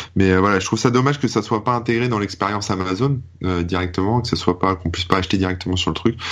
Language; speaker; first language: French; native; French